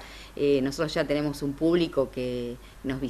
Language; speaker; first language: Spanish; native; Spanish